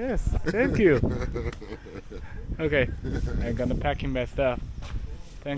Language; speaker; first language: English; non-native, learner; Chinese